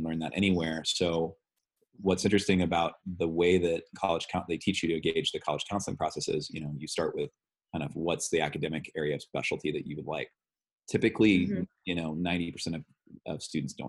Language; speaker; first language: English; native; English